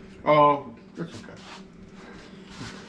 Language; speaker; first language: English; native; English